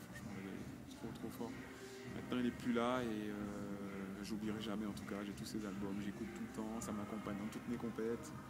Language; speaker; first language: French; native; French